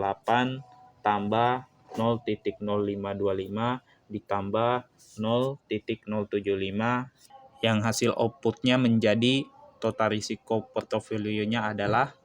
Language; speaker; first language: Indonesian; native; Indonesian